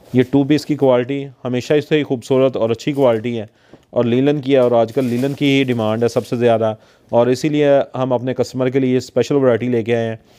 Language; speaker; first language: Urdu; non-native, local second language; Punjabi